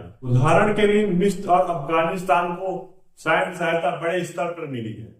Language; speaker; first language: Hindi; native; Hindi